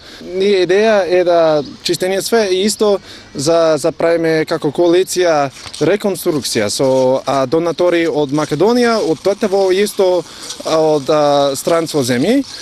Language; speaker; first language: Macedonian; non-native, learner; English